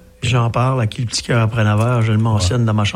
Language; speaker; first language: French; native; French